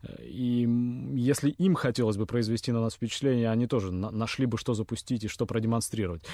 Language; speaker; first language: Russian; native; Russian